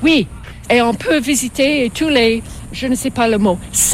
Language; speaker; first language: French; non-native, fluent; English